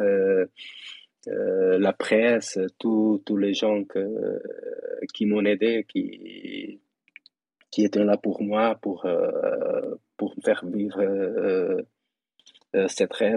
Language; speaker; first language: French; non-native, fluent; Kabuverdianu